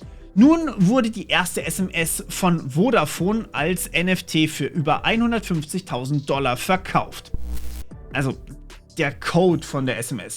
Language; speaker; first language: German; native; German